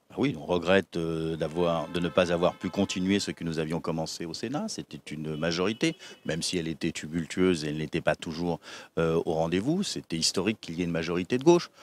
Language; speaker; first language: French; native; French